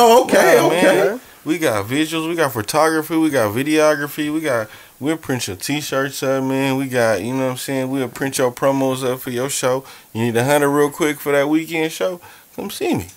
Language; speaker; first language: English; native; English